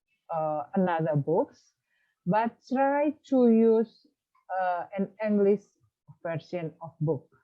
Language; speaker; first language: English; non-native, fluent; Indonesian